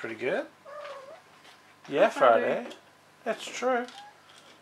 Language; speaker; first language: English; native; English